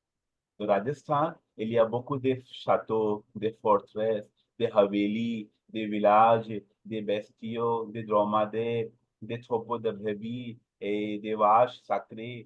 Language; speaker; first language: French; non-native, learner; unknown